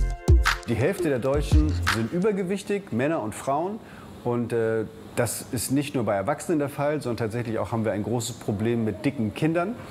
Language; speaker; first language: German; native; German